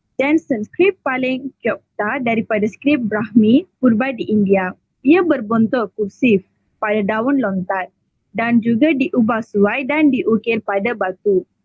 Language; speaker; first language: Malay; non-native, local second language; Iban